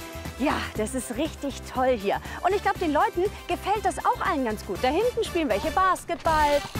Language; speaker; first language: German; native; German